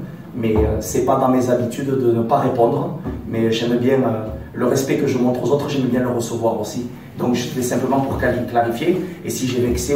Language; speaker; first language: French; native; French